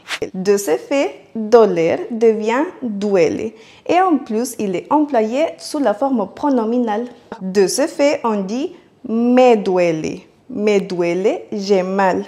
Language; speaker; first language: French; non-native, fluent; Spanish